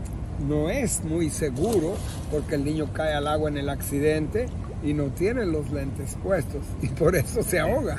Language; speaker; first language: Spanish; non-native, fluent; English